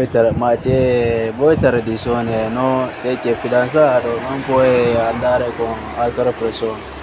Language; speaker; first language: Italian; non-native, learner; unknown